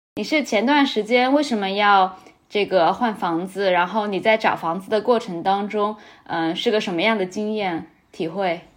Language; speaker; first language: Chinese; native; Chinese